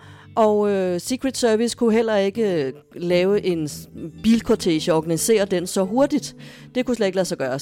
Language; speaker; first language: Danish; native; Danish